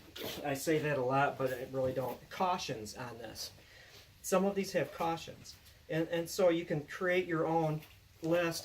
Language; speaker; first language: English; native; English